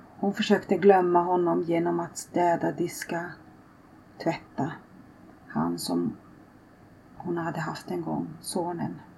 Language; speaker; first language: Swedish; early bilingual, other home language; Finnish